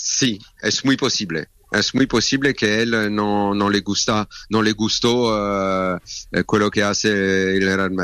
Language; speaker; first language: Spanish; non-native, learner; French